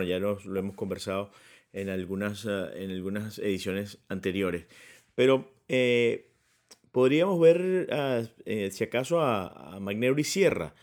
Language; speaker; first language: Spanish; native; Spanish